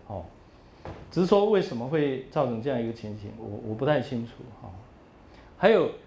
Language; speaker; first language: Chinese; native; Chinese